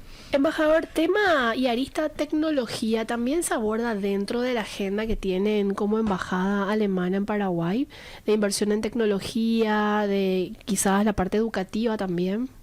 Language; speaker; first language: Spanish; native; Spanish